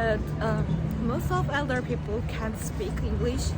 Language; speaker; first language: English; non-native, learner; Korean